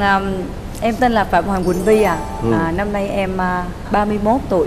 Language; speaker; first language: Vietnamese; native; Vietnamese